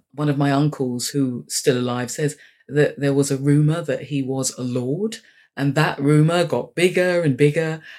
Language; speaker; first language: English; native; English